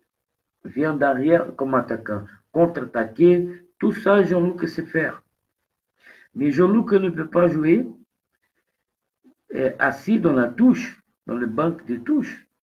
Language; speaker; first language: French; non-native, fluent; Portuguese